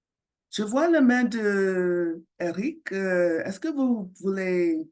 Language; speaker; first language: French; non-native, fluent; English